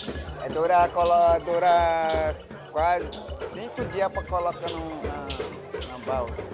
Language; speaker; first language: Portuguese; non-native, local second language; Ticuna